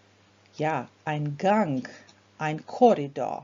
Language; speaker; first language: German; non-native, fluent; Croatian